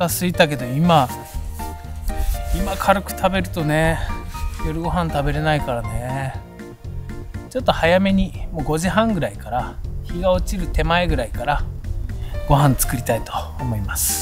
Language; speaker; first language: Japanese; native; Japanese